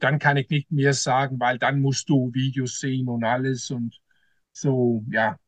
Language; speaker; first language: German; non-native, learner; Danish